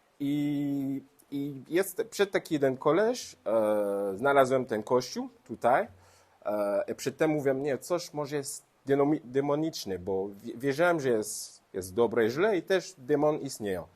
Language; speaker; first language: Polish; non-native, learner; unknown